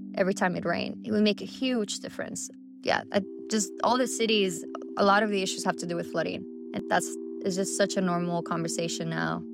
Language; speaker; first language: English; early bilingual, other home language; Spanish